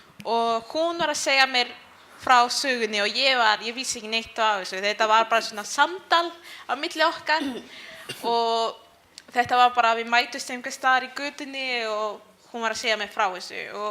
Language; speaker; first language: Icelandic; early bilingual, other home language; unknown